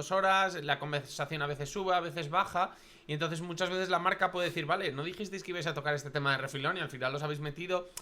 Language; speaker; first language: Spanish; native; Spanish